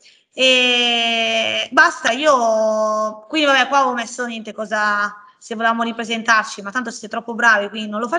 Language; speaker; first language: Italian; native; Italian